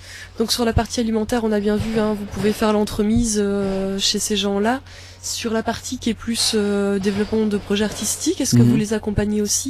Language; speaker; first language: French; native; French